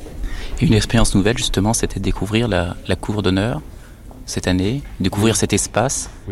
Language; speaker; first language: French; native; French